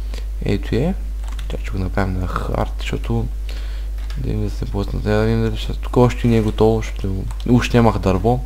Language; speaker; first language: Bulgarian; native; Bulgarian